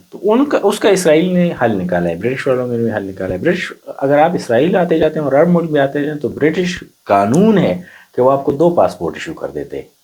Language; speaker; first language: Urdu; non-native, local second language; Pashto